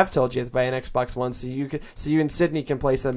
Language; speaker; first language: English; native; English